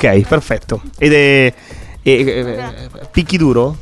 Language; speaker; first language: Italian; native; Italian